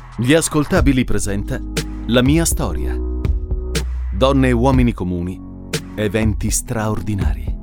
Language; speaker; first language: Italian; native; Italian